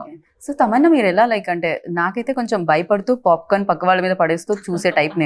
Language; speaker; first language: Telugu; native; Telugu